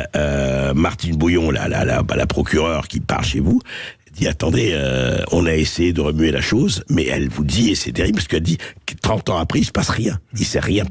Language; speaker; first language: French; native; French